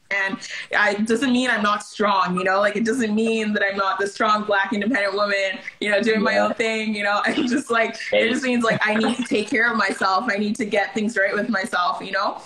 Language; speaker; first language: English; early bilingual, other home language; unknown